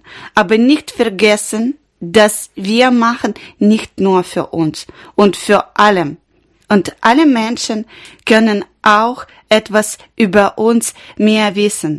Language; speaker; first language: German; non-native, learner; Ukrainian